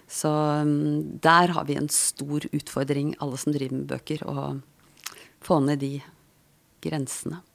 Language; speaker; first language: Norwegian; native; Norwegian